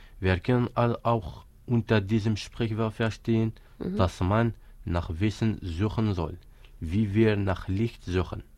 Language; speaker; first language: German; non-native, fluent; Kabyle